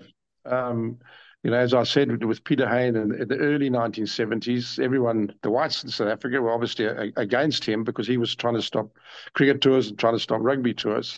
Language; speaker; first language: English; native; English